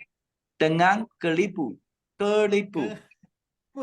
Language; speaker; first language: Indonesian; non-native, learner; Chinese